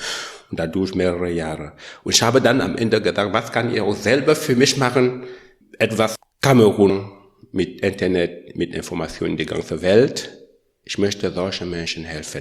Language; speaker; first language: German; non-native, learner; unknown